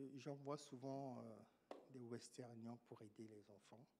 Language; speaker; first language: French; native; French